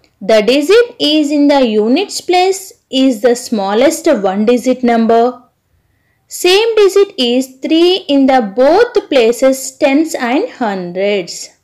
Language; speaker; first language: English; non-native, local second language; Telugu